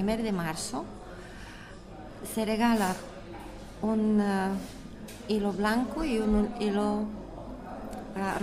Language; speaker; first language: Spanish; non-native, learner; Bulgarian